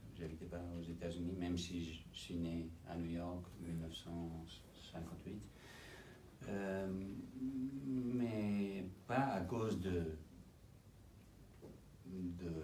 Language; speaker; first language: French; non-native, fluent; English